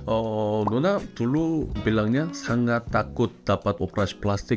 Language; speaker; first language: Indonesian; non-native, fluent; Korean